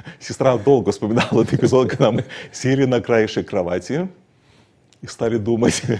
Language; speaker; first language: Russian; native; Russian